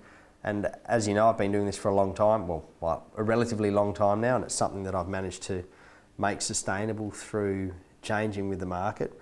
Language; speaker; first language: English; native; English